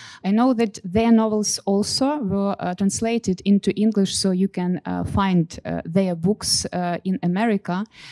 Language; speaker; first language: English; non-native, fluent; Ukrainian